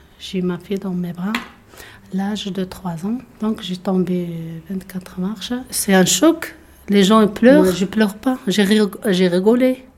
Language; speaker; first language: French; non-native, local second language; Arabic